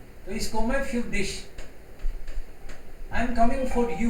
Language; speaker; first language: Hindi; native; Hindi